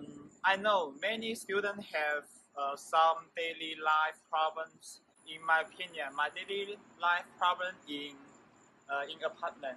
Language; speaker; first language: English; non-native, learner; Chinese